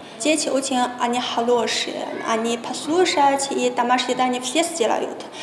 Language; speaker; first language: Russian; non-native, learner; Chinese